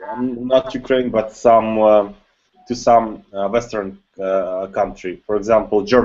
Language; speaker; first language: English; non-native, learner; Russian